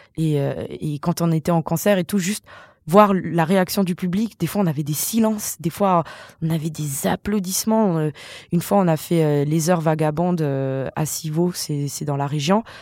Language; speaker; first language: French; non-native, local second language; Malagasy